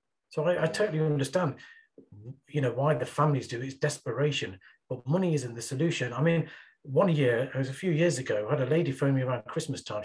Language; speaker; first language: English; early bilingual, other home language; Punjabi